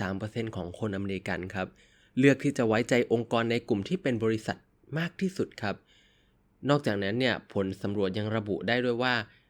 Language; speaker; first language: Thai; native; Thai